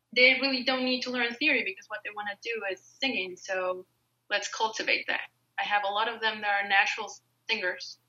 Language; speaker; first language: English; non-native, fluent; Spanish